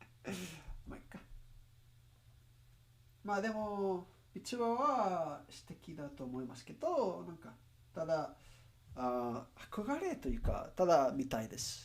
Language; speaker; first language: Japanese; non-native, learner; English